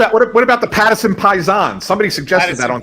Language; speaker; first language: English; native; English